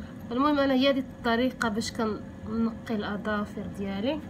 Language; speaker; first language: Arabic; native; Arabic